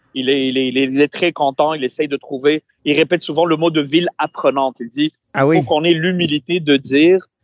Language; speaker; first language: French; non-native, local second language; Arabic